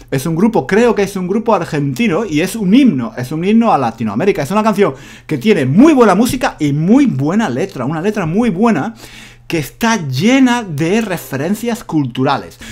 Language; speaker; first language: Spanish; native; Spanish